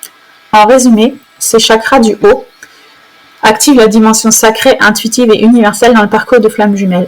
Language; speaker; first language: French; native; French